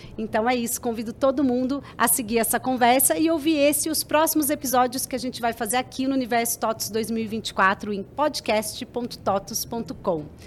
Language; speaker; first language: Portuguese; native; Portuguese